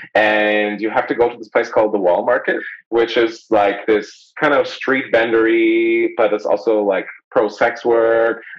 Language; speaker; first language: English; native; English